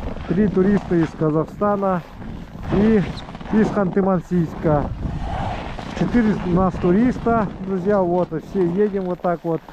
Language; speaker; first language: Russian; native; Russian